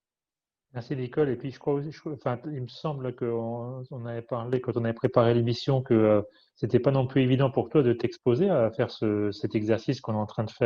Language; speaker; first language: French; native; French